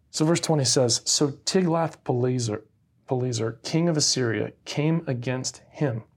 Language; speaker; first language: English; native; English